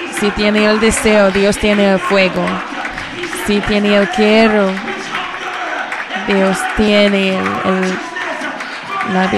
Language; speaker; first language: Spanish; non-native, learner; English